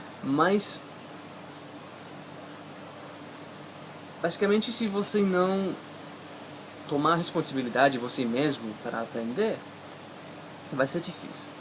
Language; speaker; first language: Portuguese; non-native, fluent; English